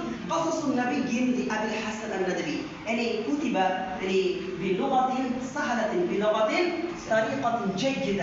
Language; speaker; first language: Arabic; non-native, fluent; Bangla